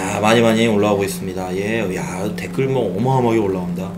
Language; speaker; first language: Korean; native; Korean